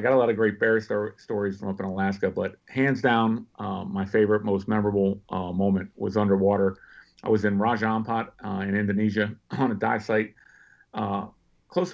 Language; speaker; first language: English; native; English